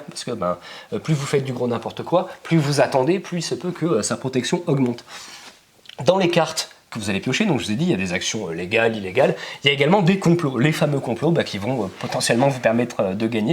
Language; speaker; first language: French; native; French